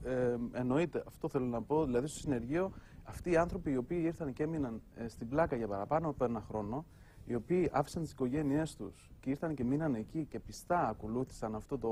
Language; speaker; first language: Greek; native; Greek